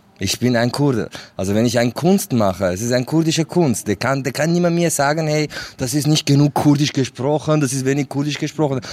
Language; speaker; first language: German; non-native, fluent; Kurdish